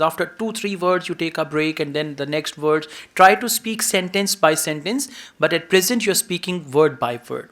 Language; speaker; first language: English; non-native, fluent; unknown